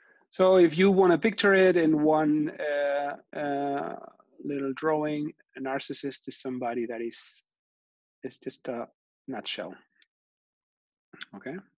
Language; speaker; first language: English; non-native, fluent; Spanish